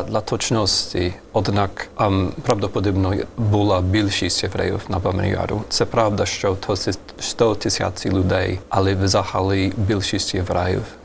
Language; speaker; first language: Ukrainian; non-native, fluent; German